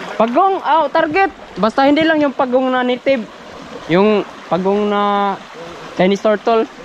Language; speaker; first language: Filipino; non-native, local second language; Cebuano